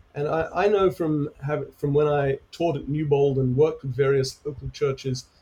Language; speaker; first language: English; native; English